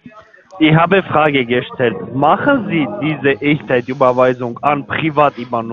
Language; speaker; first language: German; non-native, learner; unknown